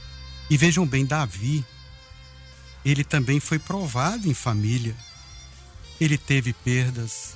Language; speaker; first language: Portuguese; native; Portuguese